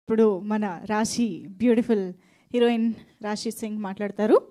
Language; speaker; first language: Telugu; native; Telugu